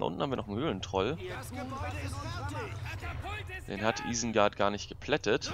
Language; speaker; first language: German; native; German